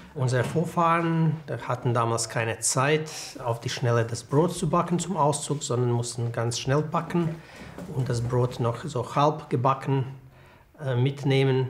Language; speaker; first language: German; non-native, fluent; Croatian